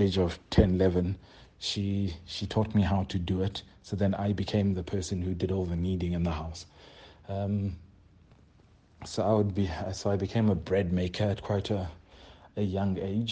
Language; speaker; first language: English; non-native, local second language; Xhosa